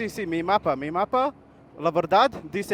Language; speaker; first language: Spanish; non-native, learner; English